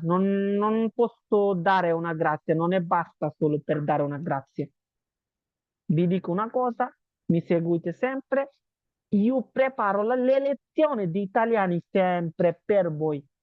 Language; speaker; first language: Italian; non-native, learner; Bangla